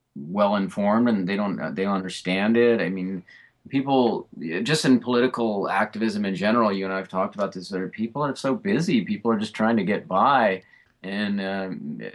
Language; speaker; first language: English; native; English